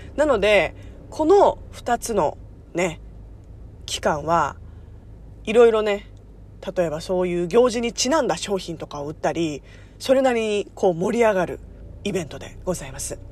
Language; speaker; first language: Japanese; non-native, fluent; Korean